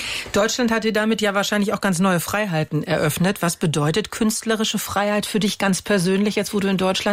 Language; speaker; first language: German; native; German